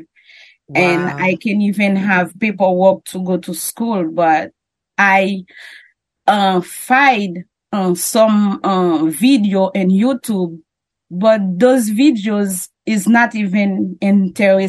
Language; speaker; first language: English; non-native, learner; French